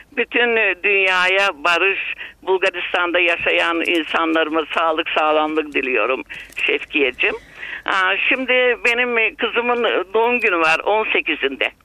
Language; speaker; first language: Turkish; native; Turkish